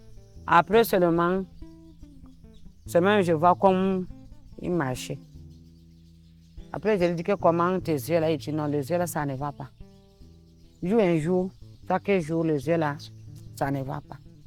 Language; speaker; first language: French; non-native, local second language; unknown